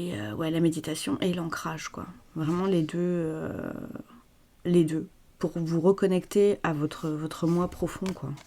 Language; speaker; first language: French; native; French